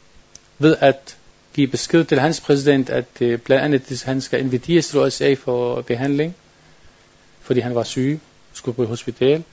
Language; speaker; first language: Danish; non-native, learner; Arabic